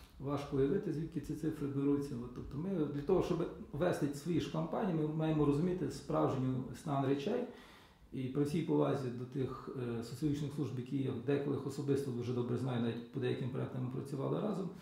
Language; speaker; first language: Ukrainian; native; Ukrainian